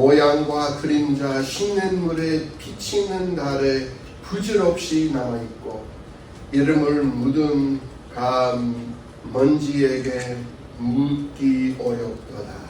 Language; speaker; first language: Korean; non-native, fluent; English